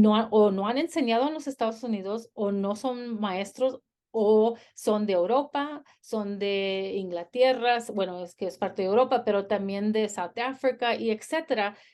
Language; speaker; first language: Spanish; early bilingual, heritage; Spanish